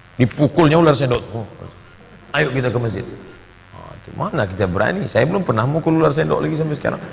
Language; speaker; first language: Indonesian; native; Indonesian